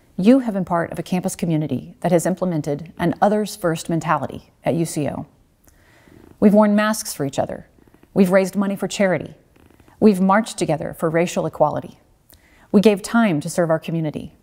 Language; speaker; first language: English; native; English